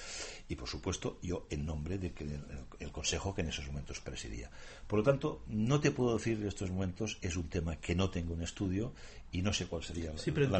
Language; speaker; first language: Spanish; native; Spanish